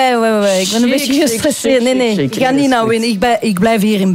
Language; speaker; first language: Dutch; non-native, local second language; French